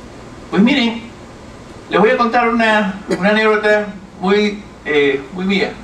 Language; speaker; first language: Spanish; native; Spanish